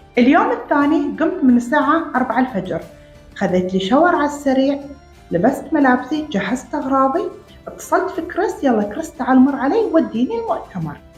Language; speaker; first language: Arabic; native; Arabic